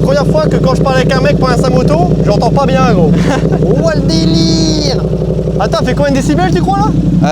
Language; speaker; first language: French; native; French